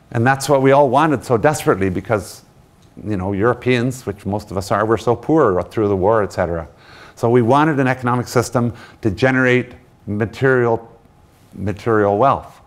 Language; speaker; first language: English; native; English